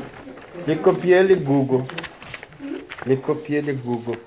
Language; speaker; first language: French; non-native, learner; Portuguese